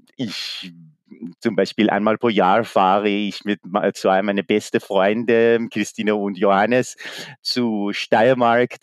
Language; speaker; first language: German; non-native, fluent; Persian